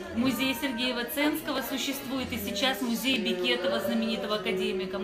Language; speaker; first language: Russian; native; Russian